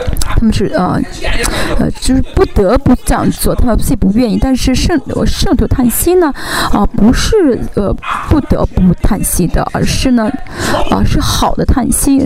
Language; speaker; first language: Chinese; non-native, fluent; Korean